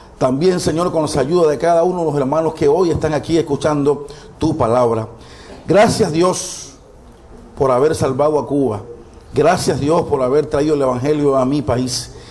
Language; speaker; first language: Spanish; native; Spanish